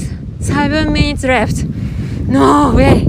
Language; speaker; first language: English; non-native, learner; Japanese